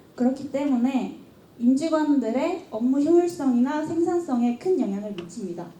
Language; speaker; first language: Korean; native; Korean